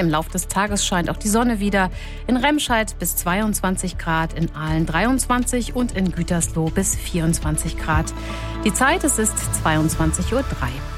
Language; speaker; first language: German; native; German